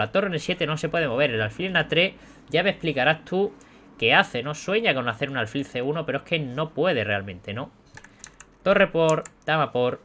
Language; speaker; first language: Spanish; native; Spanish